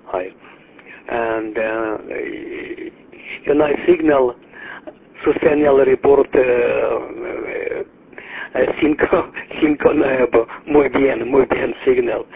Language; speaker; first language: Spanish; non-native, learner; Russian